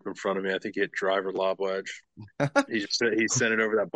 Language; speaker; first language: English; native; English